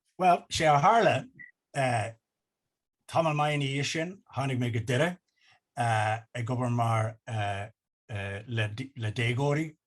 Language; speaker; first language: Irish; non-native, local second language; English